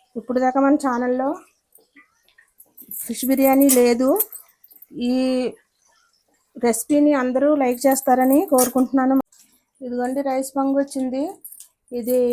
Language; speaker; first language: Telugu; native; Telugu